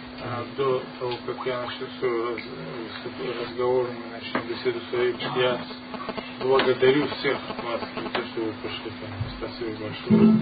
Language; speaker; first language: Russian; non-native, fluent; Persian